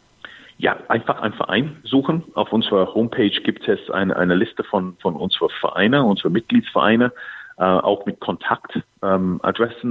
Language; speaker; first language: German; non-native, fluent; English